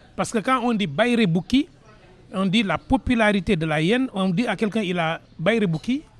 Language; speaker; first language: French; non-native, local second language; Wolof